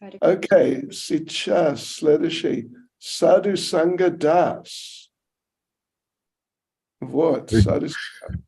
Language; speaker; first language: Russian; non-native, learner; English